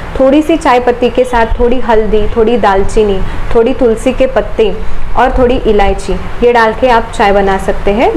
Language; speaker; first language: Hindi; non-native, local second language; Marathi